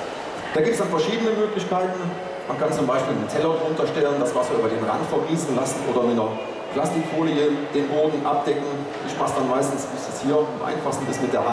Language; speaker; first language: German; native; German